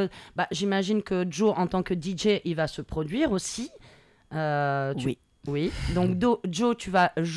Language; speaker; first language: French; native; French